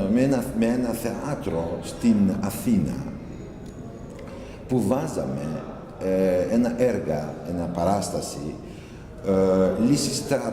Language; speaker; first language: Greek; non-native, learner; Albanian